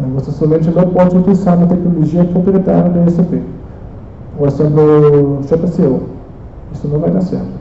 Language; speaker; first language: Portuguese; non-native, fluent; German